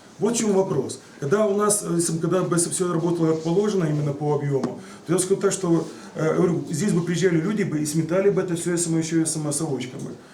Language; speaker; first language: Russian; native; Russian